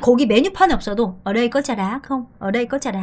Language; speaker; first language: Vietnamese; non-native, fluent; Korean